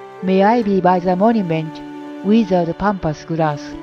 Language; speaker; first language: English; non-native, fluent; Japanese